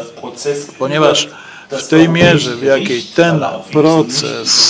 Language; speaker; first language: Polish; native; Polish